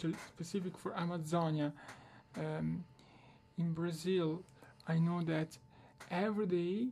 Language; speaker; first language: English; non-native, learner; Italian